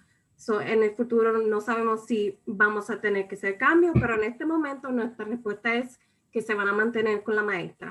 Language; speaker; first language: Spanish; early bilingual, other home language; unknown